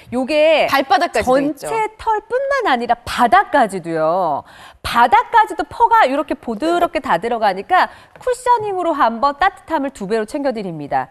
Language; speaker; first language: Korean; native; Korean